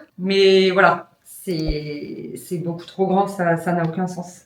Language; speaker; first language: French; native; French